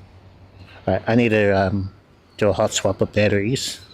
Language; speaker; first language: English; native; English